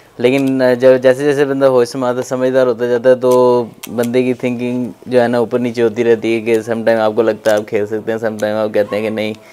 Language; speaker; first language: Urdu; non-native, local second language; Punjabi